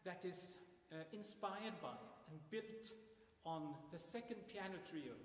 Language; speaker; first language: English; non-native, fluent; Swedish